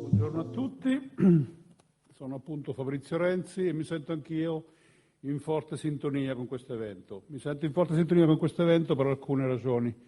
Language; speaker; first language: Italian; native; Italian